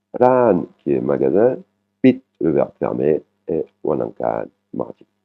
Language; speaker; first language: French; native; French